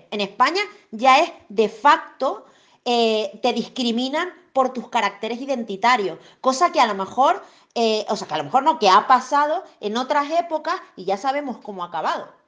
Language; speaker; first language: Spanish; native; Spanish